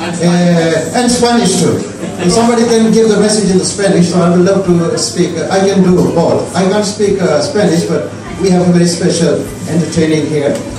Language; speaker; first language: English; non-native, local second language; Urdu